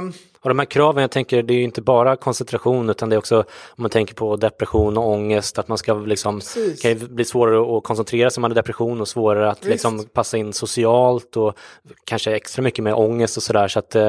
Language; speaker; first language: Swedish; native; Swedish